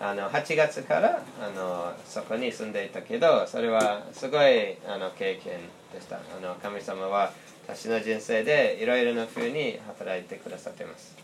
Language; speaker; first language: Japanese; non-native, fluent; English